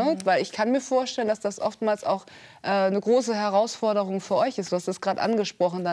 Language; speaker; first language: German; native; German